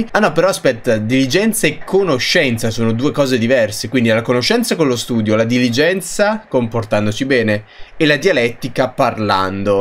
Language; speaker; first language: Italian; native; Italian